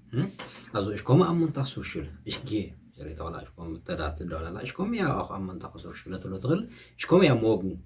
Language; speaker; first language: German; non-native, fluent; Tigrinya